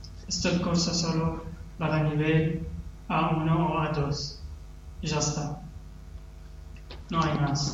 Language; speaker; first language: Spanish; non-native, learner; Arabic